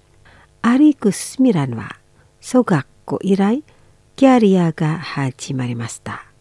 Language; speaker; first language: Japanese; non-native, fluent; Indonesian